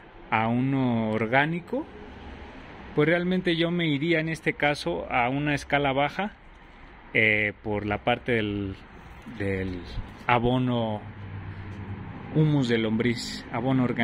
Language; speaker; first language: Spanish; native; Spanish